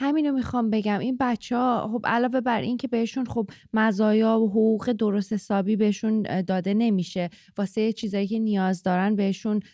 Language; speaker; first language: Persian; native; Persian